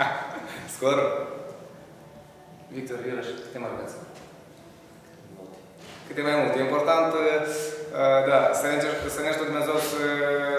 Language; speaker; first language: Romanian; native; Romanian